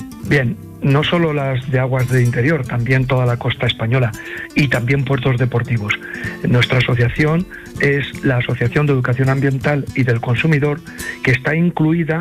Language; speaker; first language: Spanish; native; Spanish